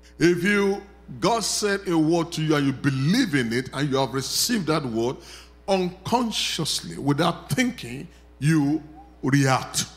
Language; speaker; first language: English; non-native, local second language; Yoruba